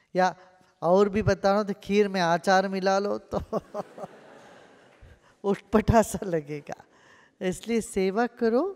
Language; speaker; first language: Hindi; non-native, local second language; Tamil